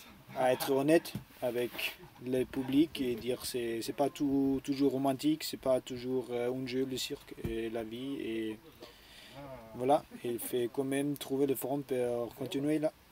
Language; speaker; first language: French; non-native, learner; German